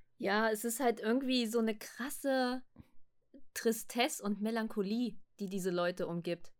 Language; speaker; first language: German; native; German